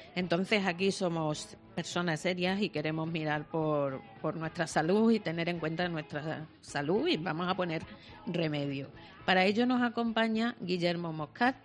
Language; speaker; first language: Spanish; native; Spanish